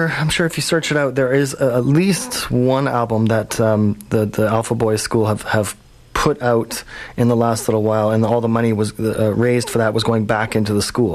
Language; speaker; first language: English; native; English